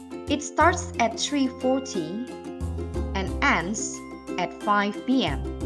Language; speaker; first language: English; non-native, fluent; Indonesian